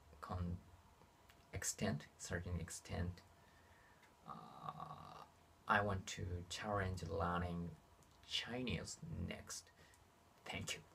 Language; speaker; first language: English; non-native, learner; Japanese